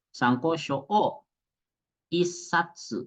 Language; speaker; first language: Japanese; non-native, fluent; Indonesian